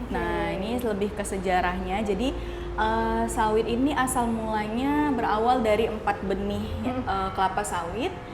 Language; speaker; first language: Indonesian; native; Indonesian